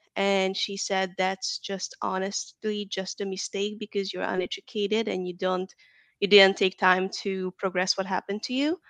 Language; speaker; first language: English; non-native, fluent; Hungarian